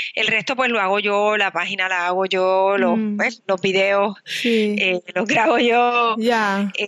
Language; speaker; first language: Spanish; native; Spanish